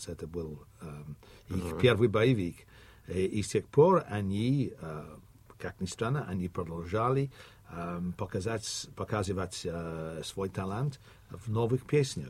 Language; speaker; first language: Russian; non-native, fluent; English